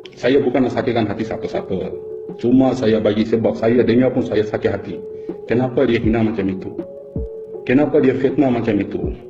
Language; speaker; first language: Malay; non-native, fluent; Bangla